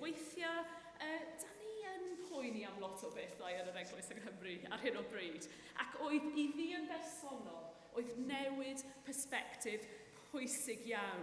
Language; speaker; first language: Welsh; non-native, fluent; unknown